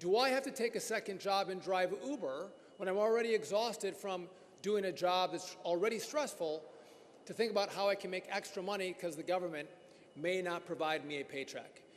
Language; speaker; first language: English; native; English